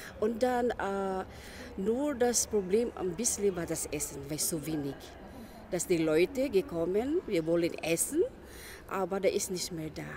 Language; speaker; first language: German; non-native, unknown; Filipino